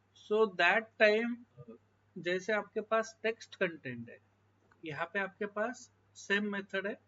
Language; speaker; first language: Hindi; non-native, local second language; Marathi